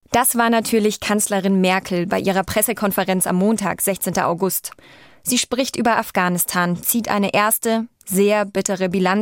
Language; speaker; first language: German; native; German